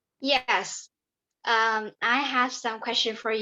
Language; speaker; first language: English; non-native, learner; Vietnamese